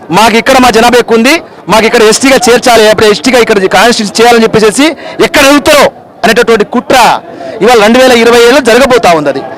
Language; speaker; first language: Telugu; non-native, local second language; Lambadi